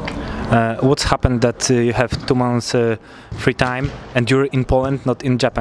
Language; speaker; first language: English; non-native, fluent; Polish